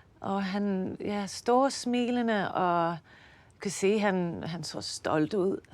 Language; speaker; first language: Danish; non-native, fluent; English